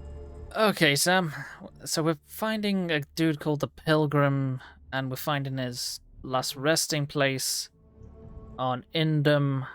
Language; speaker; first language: English; native; English